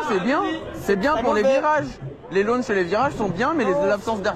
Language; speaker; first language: French; native; French